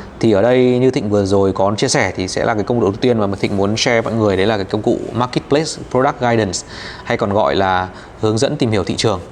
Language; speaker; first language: Vietnamese; native; Vietnamese